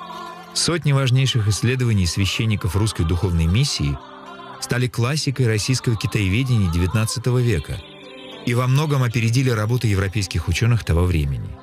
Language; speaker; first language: Russian; native; Russian